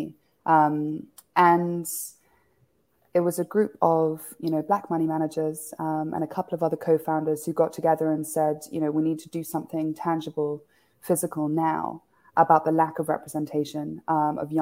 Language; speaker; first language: English; native; English